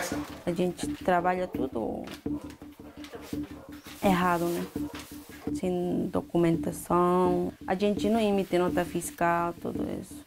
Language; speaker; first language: Portuguese; non-native, learner; Spanish